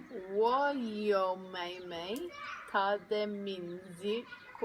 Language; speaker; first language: Chinese; non-native, learner; English